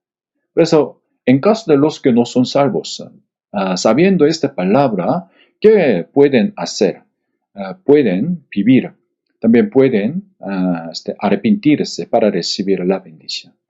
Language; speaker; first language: Spanish; non-native, fluent; Korean